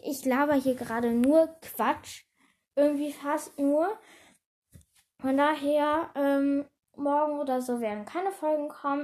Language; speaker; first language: German; native; German